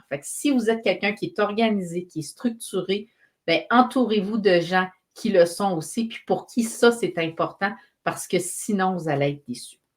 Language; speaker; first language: French; native; French